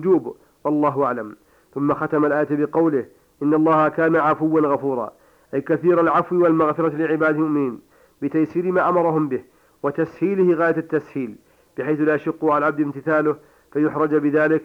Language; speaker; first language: Arabic; native; Arabic